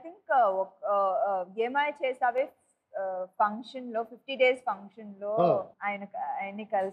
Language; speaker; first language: Telugu; non-native, local second language; Tamil